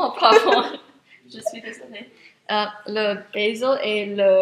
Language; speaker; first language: French; non-native, learner; English